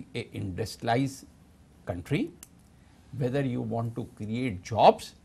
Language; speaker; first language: English; non-native, local second language; Urdu